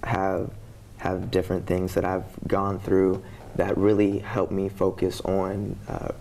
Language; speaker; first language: English; native; English